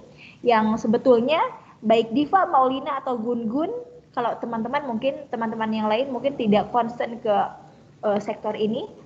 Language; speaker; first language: Indonesian; native; Indonesian